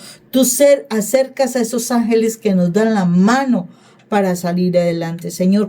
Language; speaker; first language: Spanish; native; Spanish